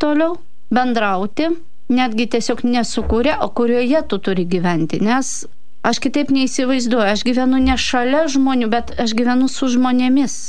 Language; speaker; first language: Lithuanian; non-native, fluent; Russian